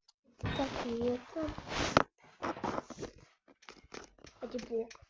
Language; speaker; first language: Russian; non-native, local second language; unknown